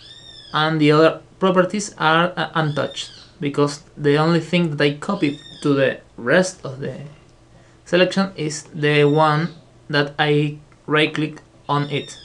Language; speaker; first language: English; non-native, fluent; Spanish